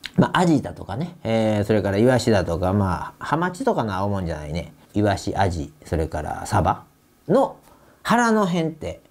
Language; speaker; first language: Japanese; native; Japanese